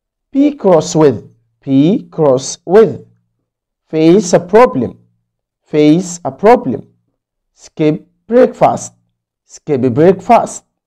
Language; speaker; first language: English; non-native, fluent; Arabic